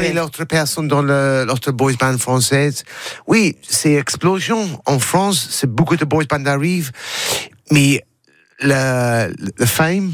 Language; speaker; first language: French; non-native, learner; English